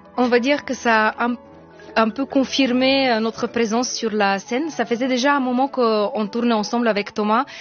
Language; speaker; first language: French; non-native, fluent; Bulgarian